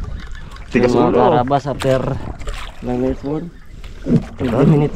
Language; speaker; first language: Filipino; non-native, local second language; Hiligaynon